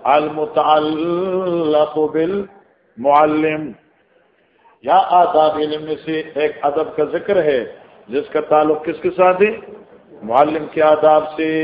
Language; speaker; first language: Urdu; non-native, local second language; Northern Hindko